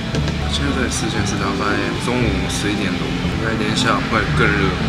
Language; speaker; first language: Chinese; early bilingual, heritage; Japanese